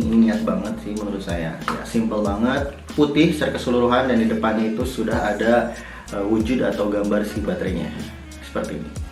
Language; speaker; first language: Indonesian; native; Indonesian